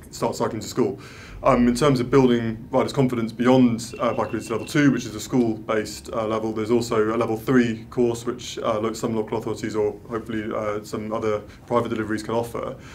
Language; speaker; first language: English; native; English